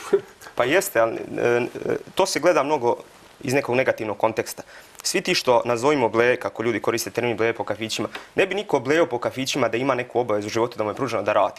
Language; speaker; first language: Croatian; native; Croatian